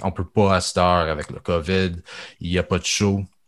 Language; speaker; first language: French; native; French